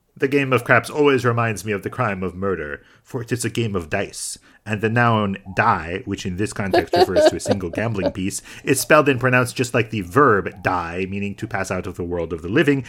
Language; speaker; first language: English; native; English